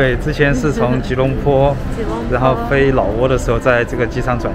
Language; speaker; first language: Chinese; native; Chinese